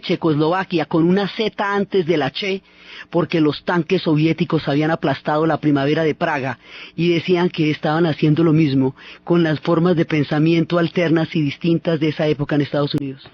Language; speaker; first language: Spanish; native; Spanish